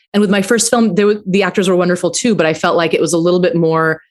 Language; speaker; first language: English; native; English